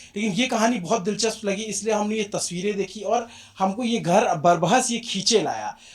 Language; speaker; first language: Hindi; native; Hindi